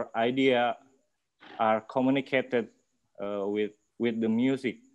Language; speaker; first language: English; non-native, learner; Indonesian